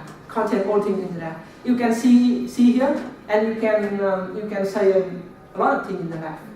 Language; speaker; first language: English; non-native, learner; Vietnamese